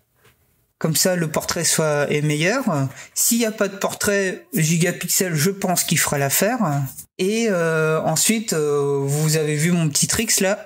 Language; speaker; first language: French; native; French